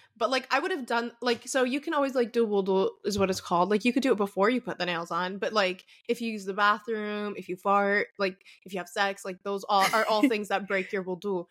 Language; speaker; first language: English; early bilingual, other home language; Arabic